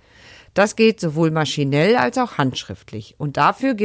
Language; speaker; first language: German; native; German